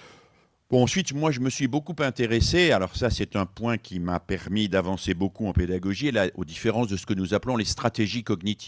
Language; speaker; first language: French; native; French